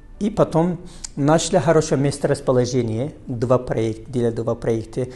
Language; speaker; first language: Russian; non-native, learner; Turkish